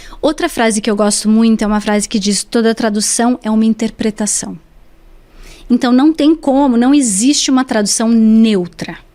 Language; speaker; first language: Portuguese; early bilingual, other home language; English